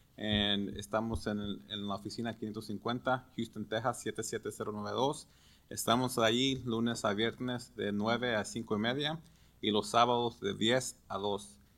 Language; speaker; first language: Spanish; early bilingual, heritage; Spanish